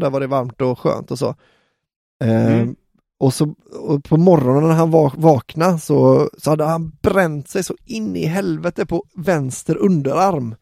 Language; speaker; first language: Swedish; native; Swedish